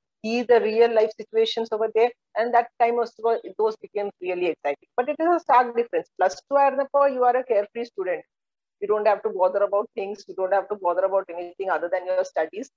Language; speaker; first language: English; non-native, local second language; Malayalam